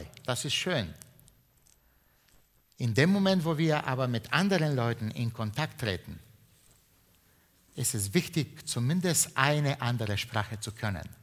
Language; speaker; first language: German; non-native, fluent; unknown